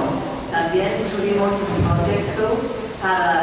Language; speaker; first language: Spanish; non-native, fluent; English